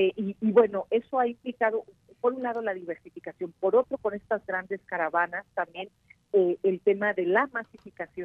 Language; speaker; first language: Spanish; native; Spanish